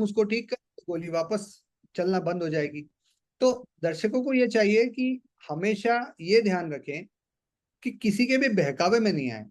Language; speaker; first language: Hindi; native; Hindi